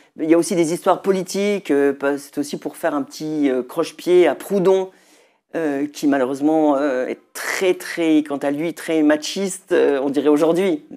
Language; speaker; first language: French; native; French